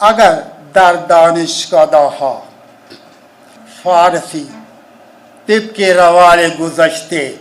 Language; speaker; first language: Persian; non-native, fluent; Urdu